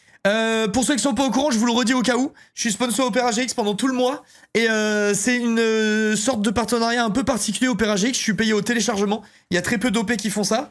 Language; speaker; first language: French; native; French